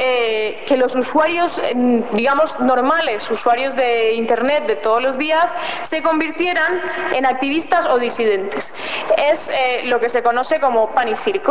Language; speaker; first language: Spanish; native; Spanish